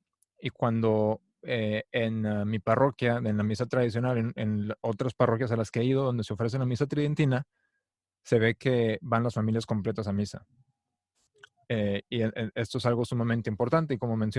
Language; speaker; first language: Spanish; native; Spanish